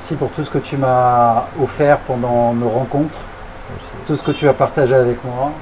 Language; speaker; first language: French; native; French